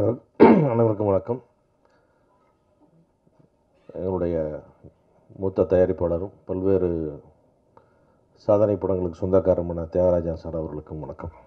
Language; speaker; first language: Tamil; native; Tamil